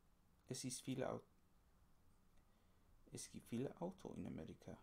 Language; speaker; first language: German; non-native, learner; English